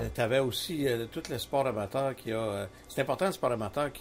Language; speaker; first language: French; native; French